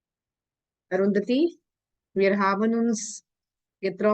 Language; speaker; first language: German; non-native, fluent; Hindi